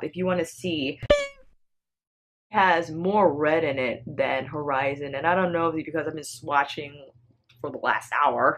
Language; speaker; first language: English; native; English